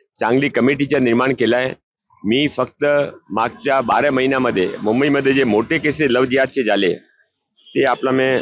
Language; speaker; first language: Marathi; non-native, local second language; Hindi